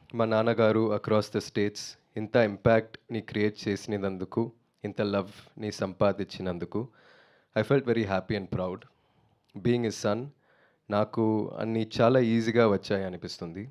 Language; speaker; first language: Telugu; non-native, learner; Tamil